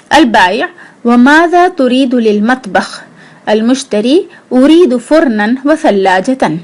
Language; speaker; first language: Arabic; non-native, fluent; Urdu